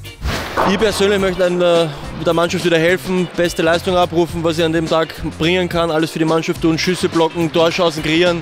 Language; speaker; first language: German; native; German